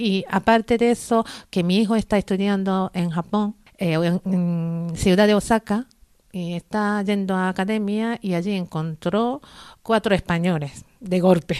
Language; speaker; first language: Spanish; non-native, learner; Japanese